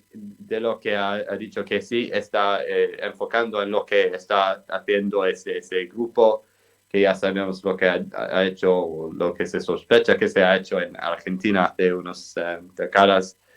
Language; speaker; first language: Spanish; non-native, fluent; English